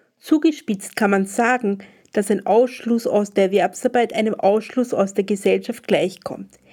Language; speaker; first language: German; native; German